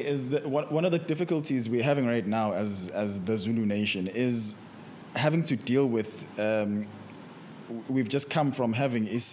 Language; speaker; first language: English; non-native, local second language; Zulu